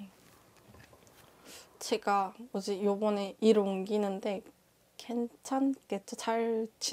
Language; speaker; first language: Korean; native; Korean